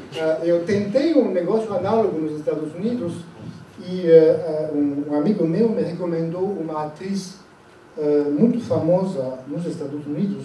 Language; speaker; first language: Portuguese; non-native, fluent; French